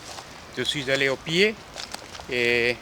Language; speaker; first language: French; non-native, fluent; Korean